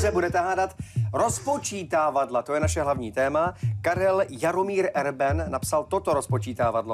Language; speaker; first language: Czech; native; Czech